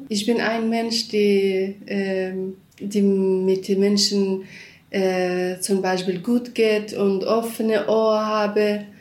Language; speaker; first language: German; non-native, learner; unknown